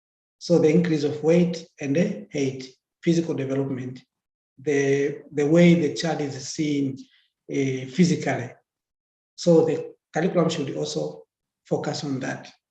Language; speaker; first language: English; non-native, local second language; Swahili